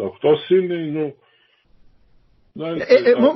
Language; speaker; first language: Russian; non-native, fluent; Georgian